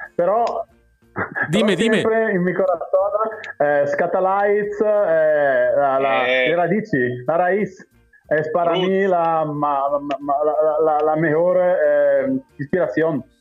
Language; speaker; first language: Spanish; non-native, learner; Italian